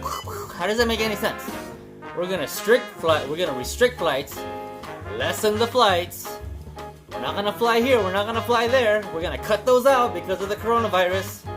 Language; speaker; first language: English; native; English